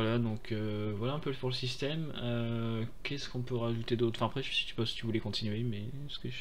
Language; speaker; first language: French; native; French